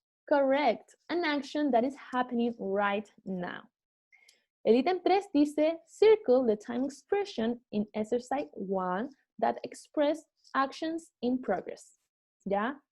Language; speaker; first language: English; non-native, fluent; Spanish